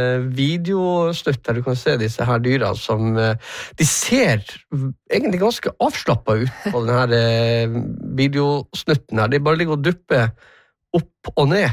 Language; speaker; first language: Norwegian; native; Norwegian